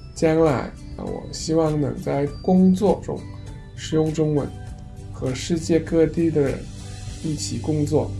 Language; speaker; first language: Chinese; non-native, fluent; Korean